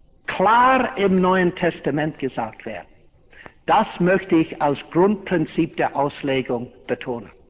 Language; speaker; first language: German; non-native, fluent; English